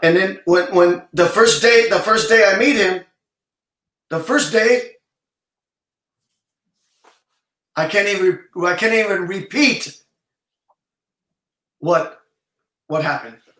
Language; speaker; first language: English; early bilingual, other home language; Spanish